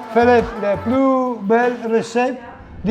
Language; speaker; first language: French; non-native, learner; Italian